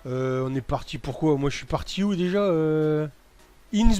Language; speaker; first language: French; native; French